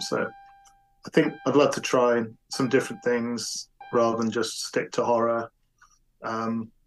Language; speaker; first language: English; native; English